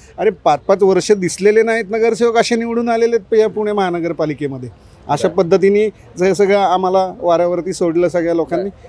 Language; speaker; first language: Marathi; native; Marathi